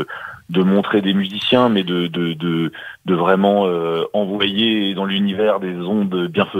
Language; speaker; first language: French; native; French